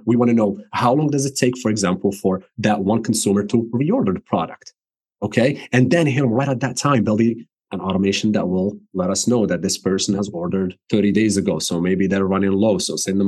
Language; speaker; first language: English; non-native, fluent; Arabic